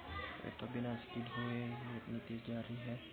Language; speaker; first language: Hindi; native; Hindi